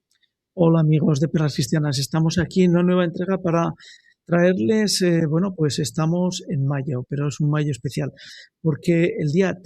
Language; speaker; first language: Spanish; native; Spanish